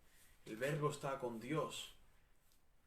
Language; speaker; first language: Spanish; native; Spanish